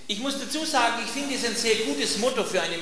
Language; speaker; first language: German; native; German